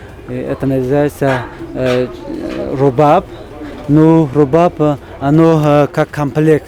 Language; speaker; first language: Russian; non-native, fluent; Tajik